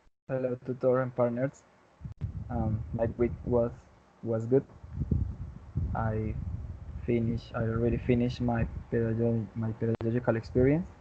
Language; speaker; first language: English; non-native, learner; Spanish